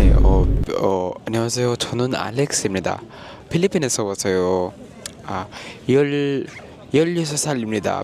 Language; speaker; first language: Korean; non-native, learner; Filipino